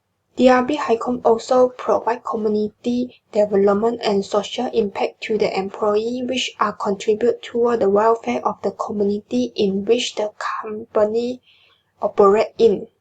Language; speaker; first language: English; non-native, learner; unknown